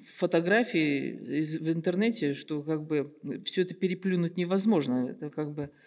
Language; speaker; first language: Russian; native; Russian